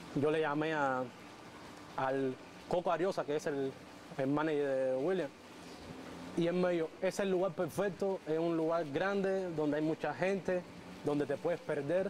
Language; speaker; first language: Spanish; native; Spanish